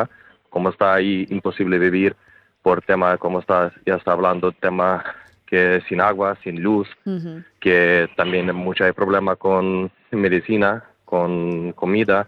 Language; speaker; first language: Spanish; non-native, learner; Ukrainian